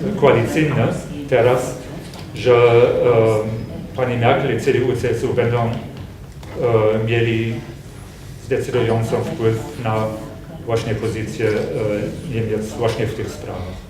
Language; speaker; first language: Polish; non-native, fluent; German